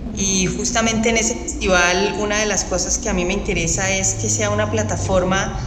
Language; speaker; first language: Spanish; native; Spanish